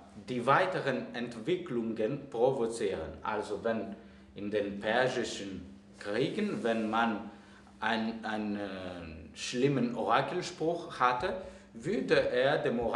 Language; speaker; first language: German; non-native, fluent; Greek